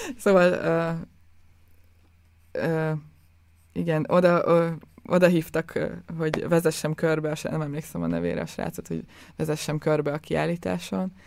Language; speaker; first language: Hungarian; native; Hungarian